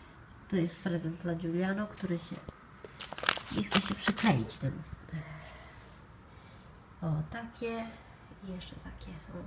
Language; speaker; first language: Polish; non-native, fluent; Italian